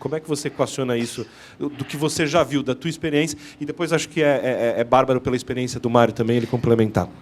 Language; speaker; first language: Portuguese; native; Portuguese